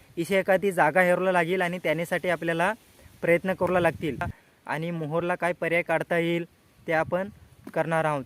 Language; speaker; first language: Marathi; non-native, local second language; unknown